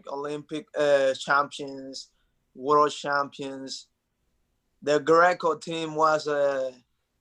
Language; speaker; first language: English; non-native, fluent; Spanish